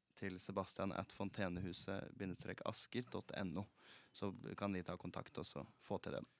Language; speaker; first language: Norwegian; native; Norwegian